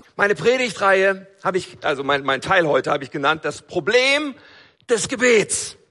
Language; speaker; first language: German; native; German